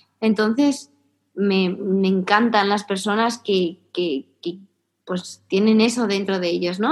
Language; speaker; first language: Spanish; native; Spanish